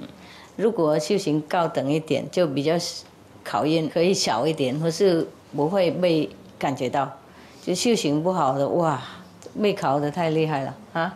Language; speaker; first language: Chinese; non-native, fluent; Vietnamese